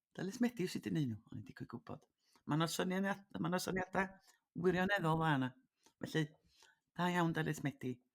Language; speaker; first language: Welsh; native; Welsh